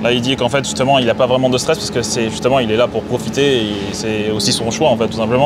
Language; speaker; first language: French; native; French